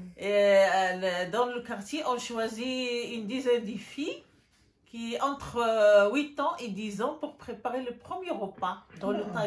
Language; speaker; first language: French; non-native, local second language; Arabic